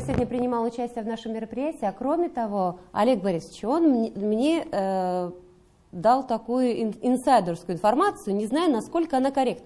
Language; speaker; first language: Russian; native; Russian